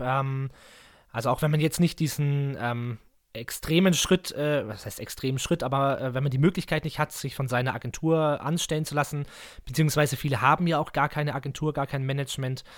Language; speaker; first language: German; native; German